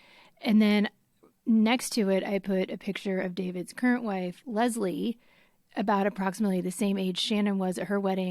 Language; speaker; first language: English; native; English